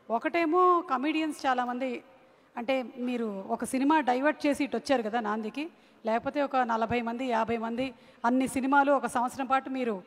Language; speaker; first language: Telugu; native; Telugu